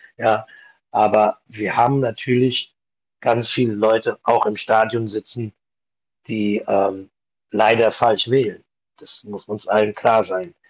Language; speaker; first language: German; early bilingual, other home language; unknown